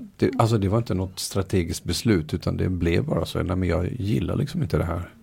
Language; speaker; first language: Swedish; native; Swedish